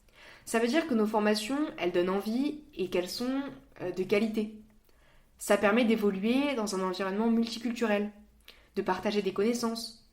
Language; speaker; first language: French; native; French